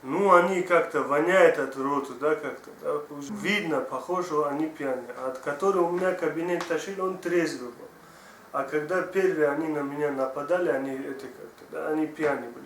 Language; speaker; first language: Russian; non-native, learner; Tajik